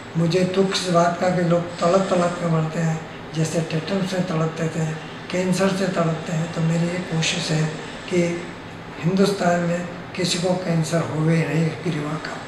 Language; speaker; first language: Hindi; native; Hindi